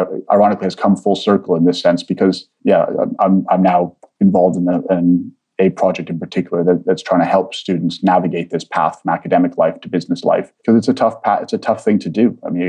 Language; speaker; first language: English; native; English